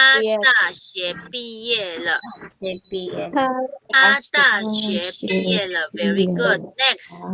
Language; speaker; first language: Chinese; non-native, fluent; Filipino